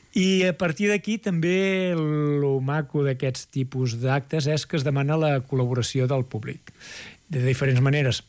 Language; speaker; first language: Catalan; native; Catalan